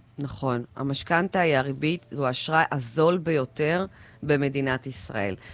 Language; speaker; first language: Hebrew; early bilingual, other home language; Russian